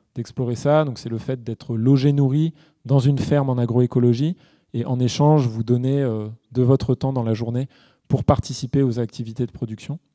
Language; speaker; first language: French; native; French